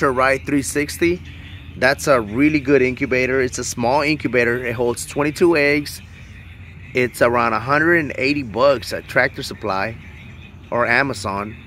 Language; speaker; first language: English; native; English